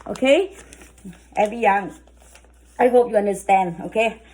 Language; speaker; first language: English; non-native, learner; Thai